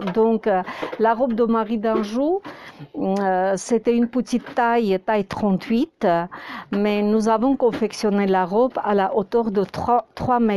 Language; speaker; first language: French; non-native, fluent; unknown